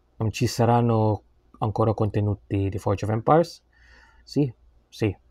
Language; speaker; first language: Italian; non-native, learner; English